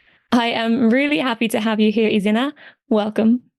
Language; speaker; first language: English; native; English